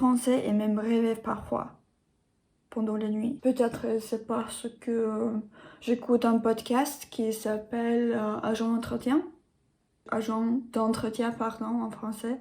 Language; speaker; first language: French; non-native, learner; English